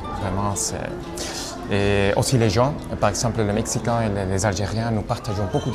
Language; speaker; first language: French; non-native, fluent; Spanish